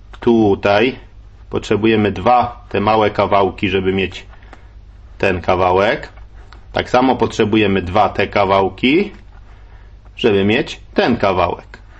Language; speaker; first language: Polish; native; Polish